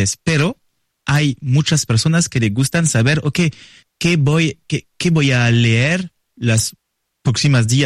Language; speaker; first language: Spanish; non-native, learner; French